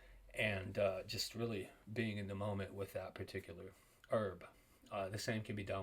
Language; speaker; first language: English; native; English